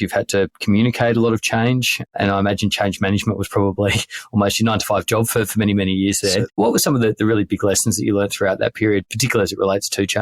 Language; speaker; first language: English; native; English